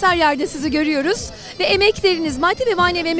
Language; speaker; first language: Turkish; native; Turkish